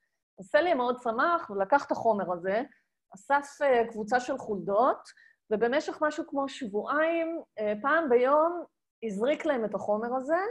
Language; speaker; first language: Hebrew; native; Hebrew